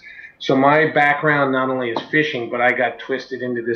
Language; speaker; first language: English; native; English